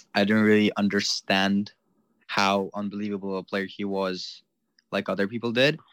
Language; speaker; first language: English; non-native, fluent; Ukrainian